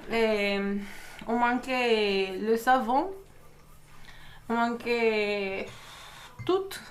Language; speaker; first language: French; non-native, fluent; Romanian